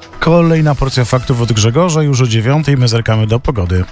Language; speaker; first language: Polish; native; Polish